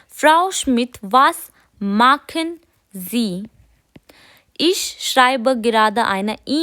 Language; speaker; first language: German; non-native, fluent; Hindi